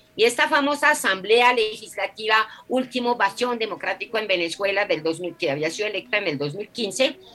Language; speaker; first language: Spanish; non-native, fluent; French